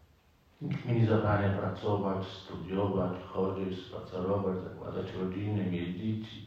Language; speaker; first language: Polish; non-native, fluent; Arabic